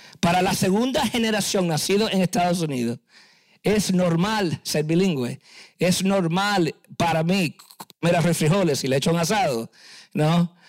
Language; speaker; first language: Spanish; early bilingual, heritage; Spanish